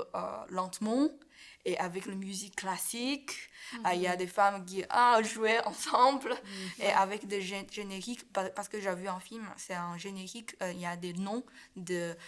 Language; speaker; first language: French; non-native, learner; Chinese